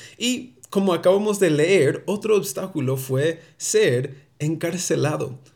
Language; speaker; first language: Spanish; early bilingual, heritage; Spanish